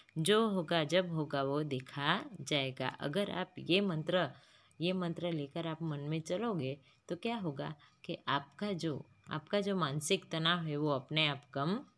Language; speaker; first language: Hindi; non-native, local second language; Gujarati